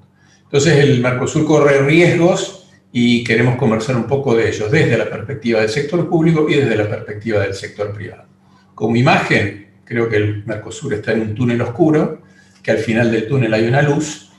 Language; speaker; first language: Spanish; native; Spanish